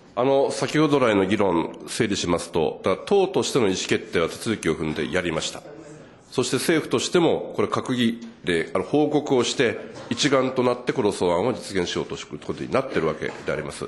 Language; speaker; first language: Japanese; native; Japanese